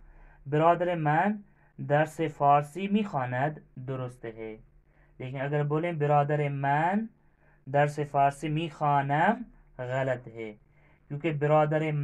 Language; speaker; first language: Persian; non-native, fluent; Urdu